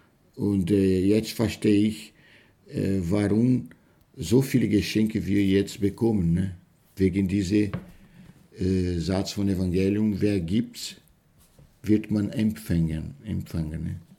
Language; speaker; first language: German; non-native, learner; Portuguese